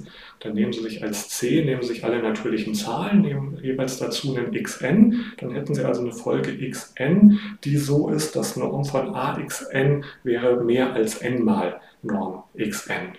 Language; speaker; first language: German; native; German